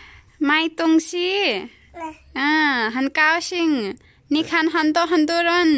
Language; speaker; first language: Chinese; non-native, learner; Nepali